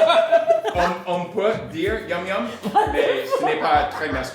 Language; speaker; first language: French; non-native, learner; English